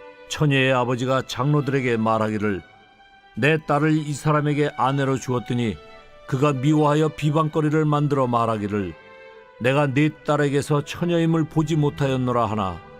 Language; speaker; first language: Korean; native; Korean